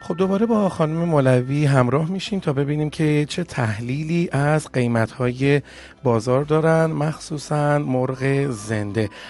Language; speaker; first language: Persian; native; Persian